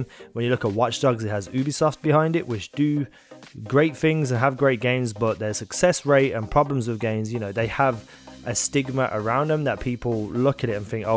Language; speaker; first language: English; native; English